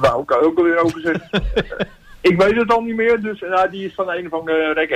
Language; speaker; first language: Dutch; native; Dutch